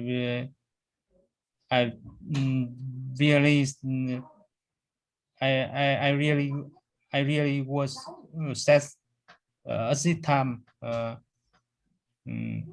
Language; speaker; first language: English; non-native, learner; Vietnamese